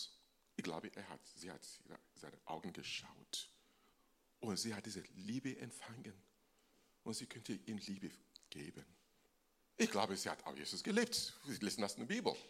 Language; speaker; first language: German; non-native, fluent; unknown